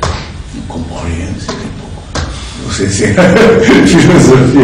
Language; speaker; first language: French; non-native, learner; Japanese